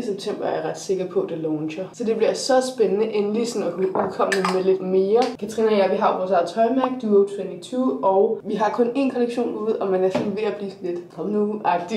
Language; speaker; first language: Danish; native; Danish